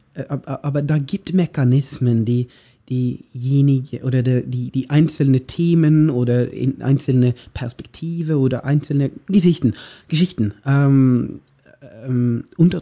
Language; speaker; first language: German; non-native, learner; Norwegian